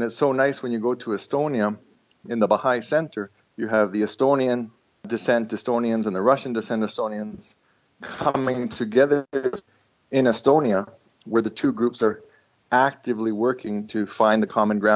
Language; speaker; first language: English; non-native, fluent; Estonian